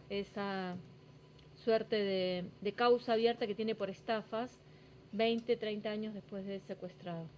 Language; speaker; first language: Spanish; native; Spanish